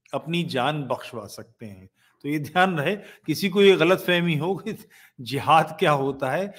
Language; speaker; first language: Hindi; native; Hindi